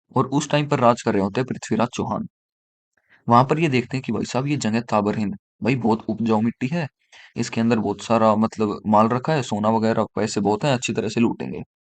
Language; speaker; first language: Hindi; native; Hindi